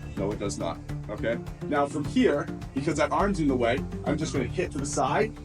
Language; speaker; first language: English; native; English